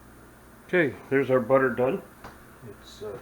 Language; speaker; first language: English; native; English